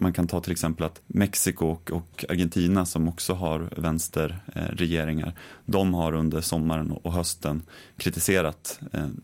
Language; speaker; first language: Swedish; native; Swedish